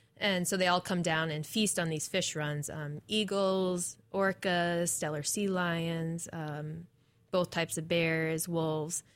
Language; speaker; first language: English; native; English